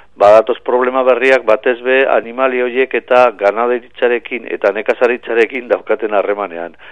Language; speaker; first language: Basque; native; Basque